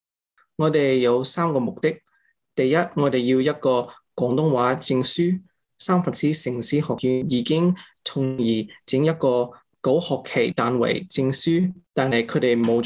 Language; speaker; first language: Cantonese; early bilingual, heritage; English